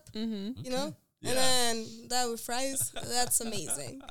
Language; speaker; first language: English; non-native, local second language; Kinyarwanda